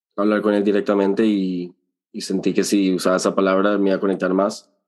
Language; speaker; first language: Spanish; early bilingual, heritage; Spanish